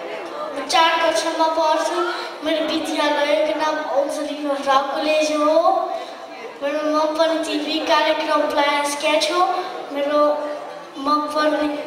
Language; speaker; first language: Nepali; early bilingual, heritage; Nepali